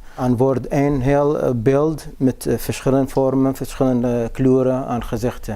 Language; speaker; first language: Dutch; non-native, learner; Arabic